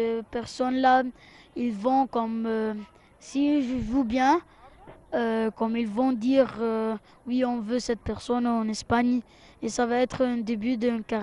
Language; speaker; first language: French; non-native, fluent; Arabic